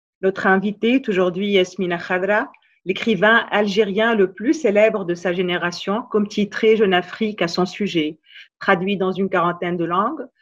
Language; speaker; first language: French; non-native, local second language; Arabic